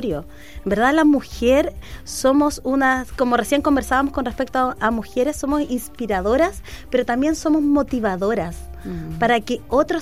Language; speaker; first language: Spanish; native; Spanish